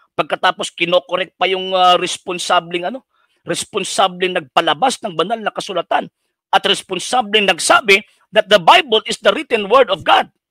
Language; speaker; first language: Filipino; non-native, local second language; Cebuano